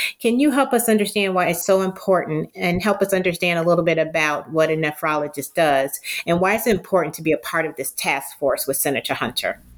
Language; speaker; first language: English; native; English